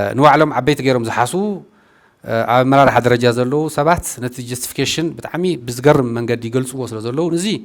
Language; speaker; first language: Tigrinya; native; Tigrinya